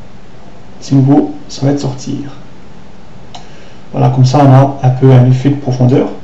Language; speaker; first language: French; native; French